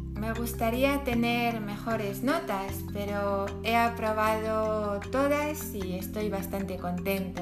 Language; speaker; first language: Spanish; non-native, learner; English